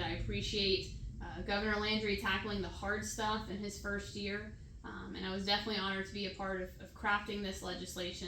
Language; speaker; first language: English; native; English